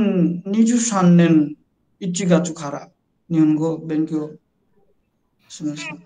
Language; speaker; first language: Japanese; non-native, learner; Nepali